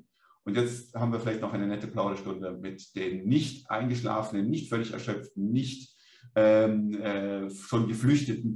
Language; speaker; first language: German; native; German